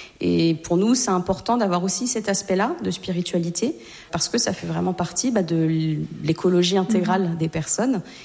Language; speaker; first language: French; native; French